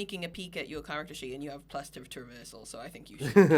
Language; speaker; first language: English; native; English